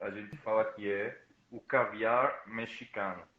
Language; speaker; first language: Portuguese; non-native, fluent; Spanish